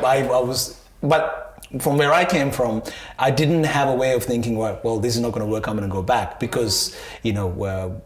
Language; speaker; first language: English; non-native, local second language; Sinhala